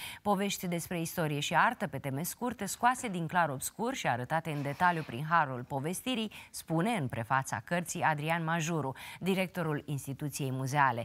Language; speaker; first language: Romanian; native; Romanian